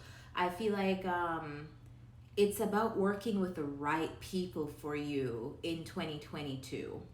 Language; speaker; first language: English; native; English